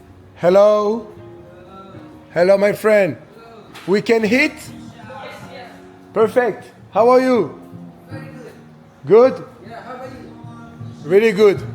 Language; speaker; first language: English; non-native, learner; French